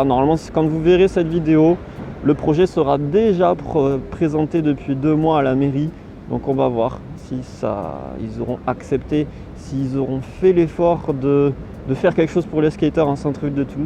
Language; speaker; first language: French; native; French